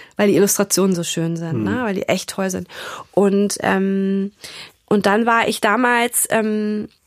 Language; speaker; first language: German; native; German